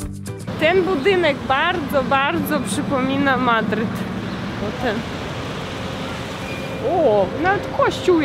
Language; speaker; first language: Polish; non-native, fluent; Russian